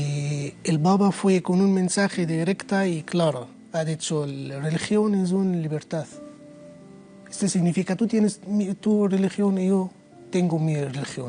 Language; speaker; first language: Spanish; non-native, learner; Arabic